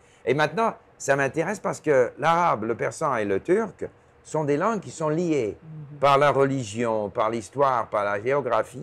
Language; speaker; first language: French; non-native, local second language; English